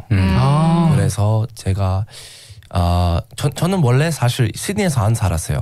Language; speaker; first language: Korean; non-native, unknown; English